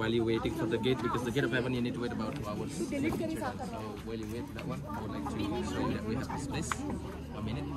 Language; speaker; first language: English; non-native, local second language; Indonesian